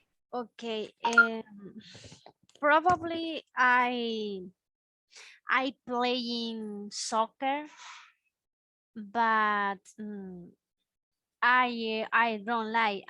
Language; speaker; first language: English; non-native, learner; Spanish